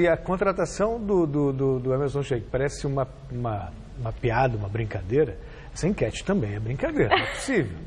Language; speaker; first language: Portuguese; native; Portuguese